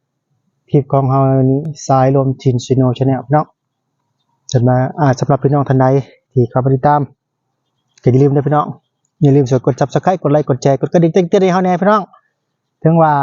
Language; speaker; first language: Thai; non-native, local second language; Lao